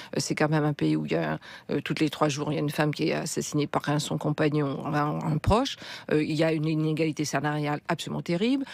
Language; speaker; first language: French; native; French